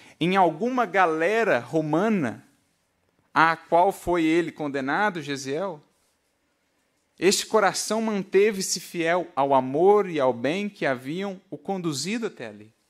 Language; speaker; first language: Portuguese; native; Portuguese